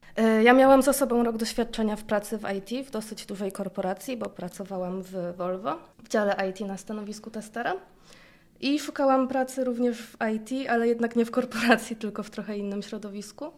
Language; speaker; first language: Polish; native; Polish